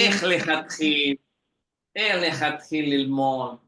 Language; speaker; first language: Hebrew; non-native, fluent; Indonesian